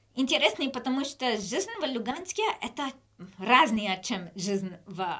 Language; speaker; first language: Russian; non-native, learner; English